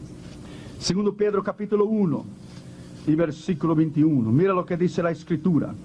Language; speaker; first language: Spanish; non-native, fluent; Portuguese